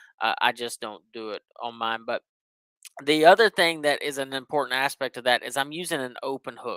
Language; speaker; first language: English; native; English